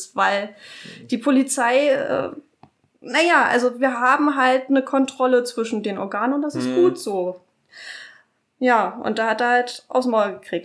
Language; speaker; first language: German; native; German